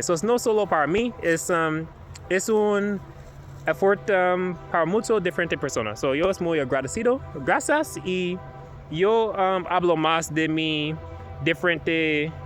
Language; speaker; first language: Spanish; non-native, learner; English